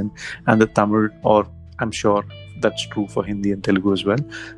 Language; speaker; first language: English; non-native, local second language; Tamil